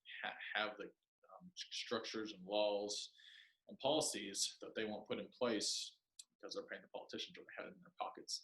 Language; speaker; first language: English; native; English